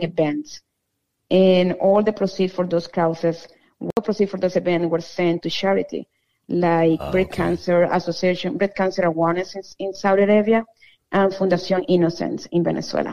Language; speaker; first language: English; non-native, fluent; Spanish